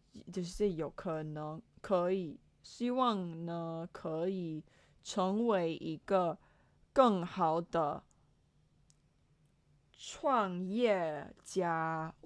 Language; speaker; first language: Chinese; non-native, learner; English